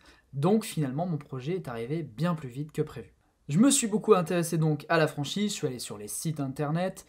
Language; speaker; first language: French; native; French